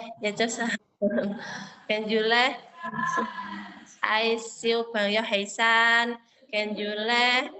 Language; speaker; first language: Cantonese; non-native, learner; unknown